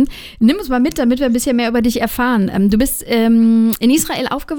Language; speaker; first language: German; native; German